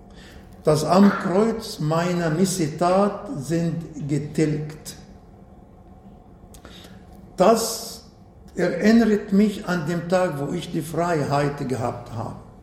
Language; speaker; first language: German; non-native, fluent; Arabic